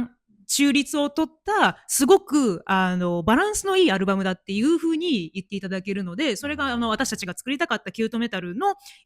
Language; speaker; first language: Japanese; native; Japanese